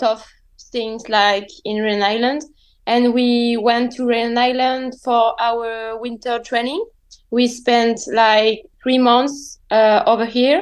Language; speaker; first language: English; non-native, fluent; French